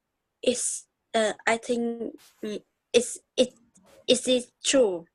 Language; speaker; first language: English; non-native, learner; Vietnamese